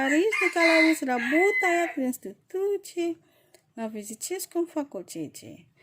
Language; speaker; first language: Russian; non-native, fluent; Indonesian